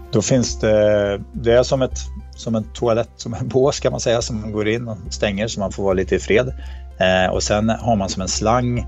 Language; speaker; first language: Swedish; native; Swedish